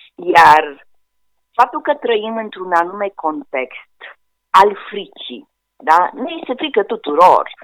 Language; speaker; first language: Romanian; native; Romanian